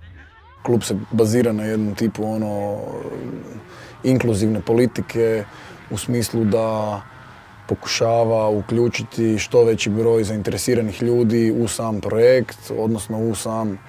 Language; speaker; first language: Croatian; native; Croatian